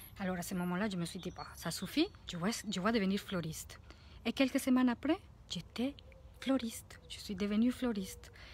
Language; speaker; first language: French; non-native, fluent; Spanish